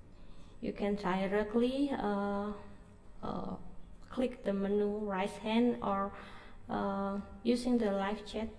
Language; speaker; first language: English; non-native, learner; Indonesian